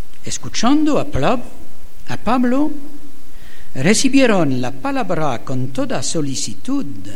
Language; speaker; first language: Spanish; non-native, fluent; French